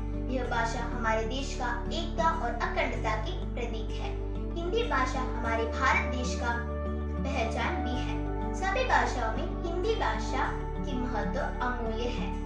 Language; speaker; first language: Hindi; non-native, local second language; Malayalam